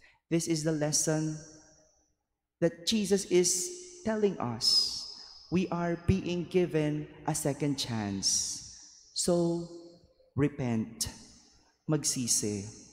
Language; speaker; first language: English; non-native, local second language; Filipino